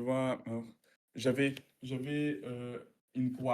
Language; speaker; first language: French; non-native, learner; Russian